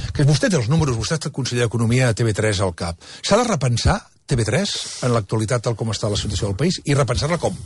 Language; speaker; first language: Catalan; native; Catalan